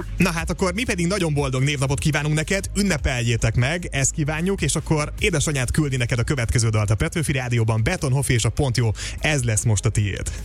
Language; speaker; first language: Hungarian; native; Hungarian